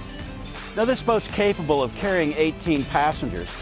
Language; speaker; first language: English; native; English